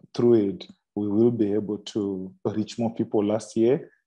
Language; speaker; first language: English; non-native, local second language; Shona